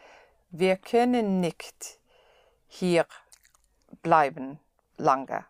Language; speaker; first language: German; non-native, learner; English